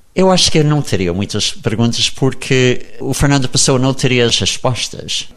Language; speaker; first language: Portuguese; non-native, fluent; English